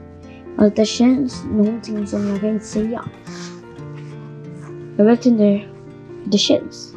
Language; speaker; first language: Swedish; non-native, fluent; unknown